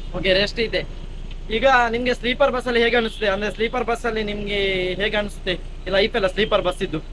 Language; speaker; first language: Kannada; non-native, local second language; Tulu